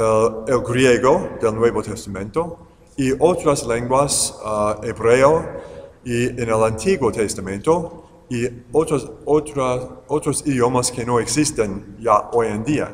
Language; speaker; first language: Spanish; non-native, fluent; English